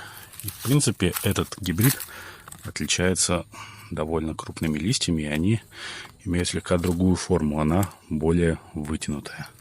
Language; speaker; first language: Russian; native; Russian